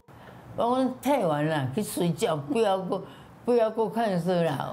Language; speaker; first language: Chinese; non-native, local second language; Min Nan Chinese